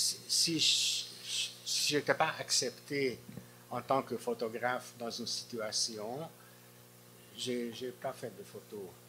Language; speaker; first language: French; non-native, fluent; Hungarian